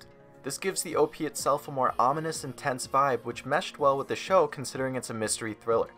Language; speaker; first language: English; native; English